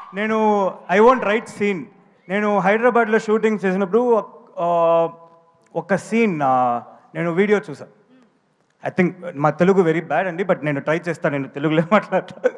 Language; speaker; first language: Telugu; non-native, learner; Tamil